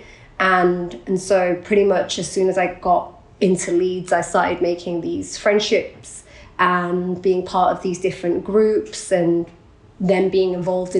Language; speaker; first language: English; native; English